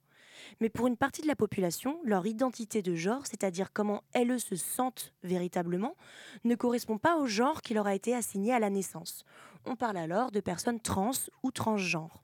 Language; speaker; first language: French; native; French